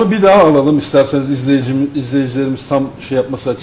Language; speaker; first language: Turkish; native; Turkish